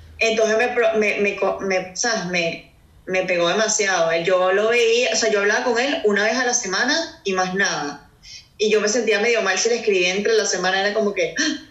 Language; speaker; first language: Spanish; native; Spanish